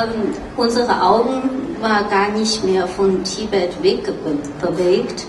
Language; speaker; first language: German; non-native, fluent; Chinese